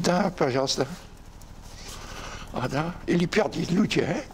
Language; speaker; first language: Russian; non-native, fluent; Dutch